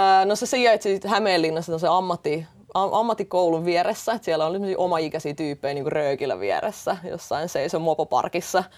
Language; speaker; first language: Finnish; early bilingual, other home language; Russian